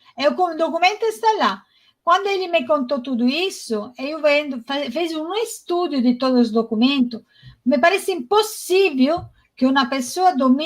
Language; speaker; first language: Portuguese; non-native, fluent; Italian